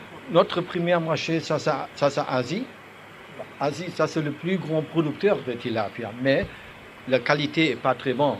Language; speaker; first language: French; non-native, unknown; German